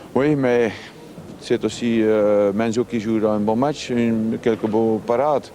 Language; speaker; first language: French; non-native, local second language; Dutch